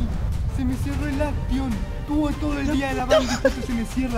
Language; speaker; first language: Spanish; native; Spanish